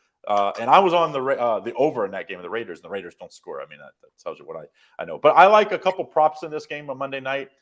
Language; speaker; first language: English; native; English